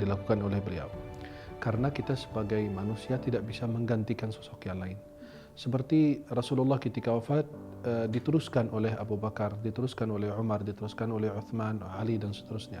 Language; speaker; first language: Indonesian; non-native, fluent; Arabic